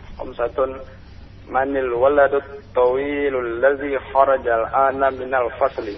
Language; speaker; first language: Arabic; non-native, learner; Indonesian